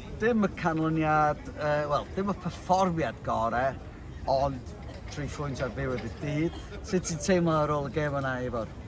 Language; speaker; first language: Welsh; native; Welsh